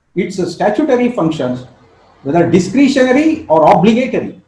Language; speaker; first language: English; non-native, local second language; Kannada